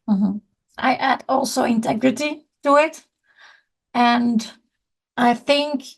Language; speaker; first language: English; non-native, fluent; Dutch